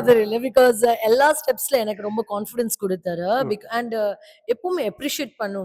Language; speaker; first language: Tamil; non-native, learner; Malayalam